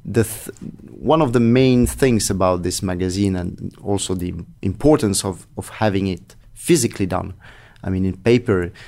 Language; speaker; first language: English; non-native, fluent; French